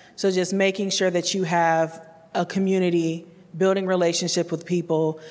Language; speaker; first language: English; native; English